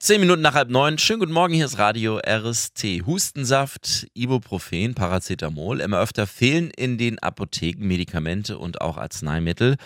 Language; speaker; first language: German; native; German